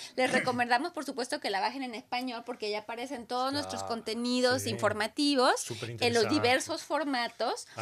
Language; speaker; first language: Spanish; native; Spanish